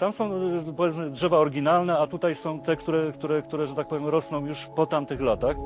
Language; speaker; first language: Polish; native; Polish